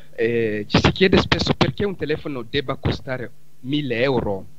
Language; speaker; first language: Italian; non-native, fluent; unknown